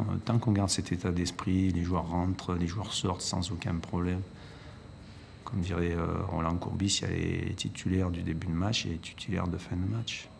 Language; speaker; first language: French; native; French